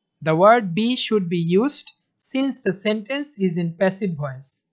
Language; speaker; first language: English; non-native, local second language; Bangla